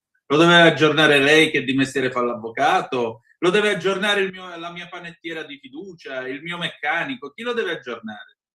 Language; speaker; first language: Italian; native; Italian